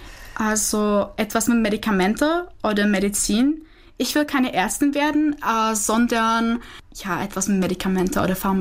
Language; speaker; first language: German; non-native, fluent; Czech